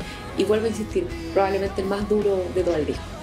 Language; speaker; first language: Spanish; native; Spanish